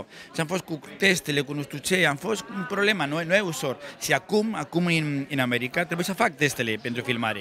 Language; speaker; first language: Romanian; non-native, learner; Spanish